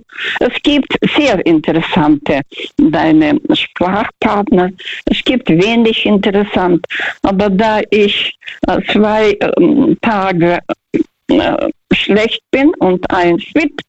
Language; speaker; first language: German; non-native, fluent; Russian